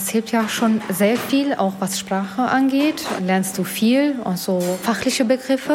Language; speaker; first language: German; non-native, fluent; Albanian